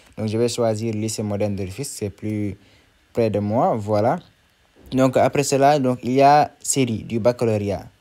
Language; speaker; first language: French; non-native, local second language; Wolof